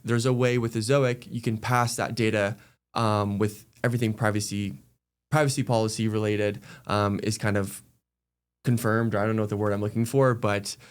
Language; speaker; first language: English; native; English